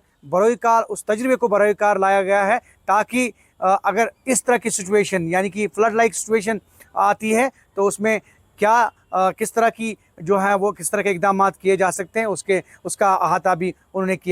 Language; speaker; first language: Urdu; non-native, local second language; Kashmiri